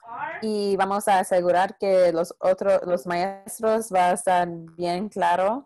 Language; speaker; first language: Spanish; non-native, local second language; English